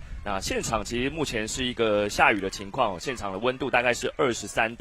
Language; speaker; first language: Chinese; native; Chinese